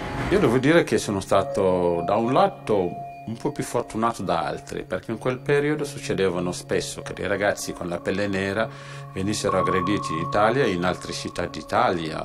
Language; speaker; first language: Italian; non-native, fluent; Wolof